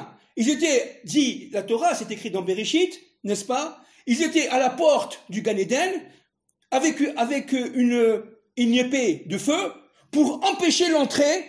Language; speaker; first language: French; native; French